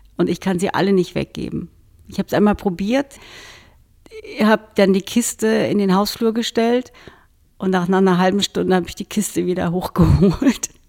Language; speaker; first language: German; early bilingual, other home language; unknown